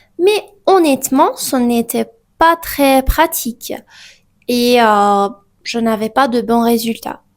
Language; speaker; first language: French; non-native, fluent; Persian